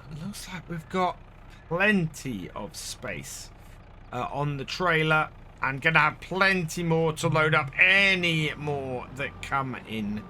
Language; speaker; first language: English; native; English